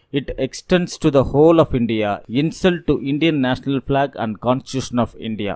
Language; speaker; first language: English; non-native, local second language; Tamil